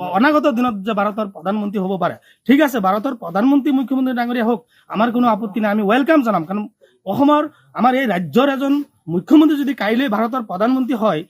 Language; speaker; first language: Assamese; non-native, local second language; Bangla